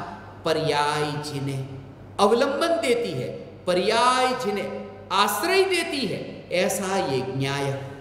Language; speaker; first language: Hindi; non-native, local second language; Gujarati